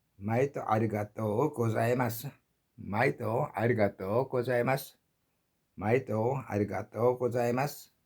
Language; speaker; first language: Japanese; non-native, learner; Korean